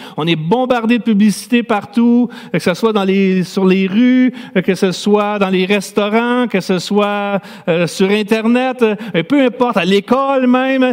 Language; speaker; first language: French; native; French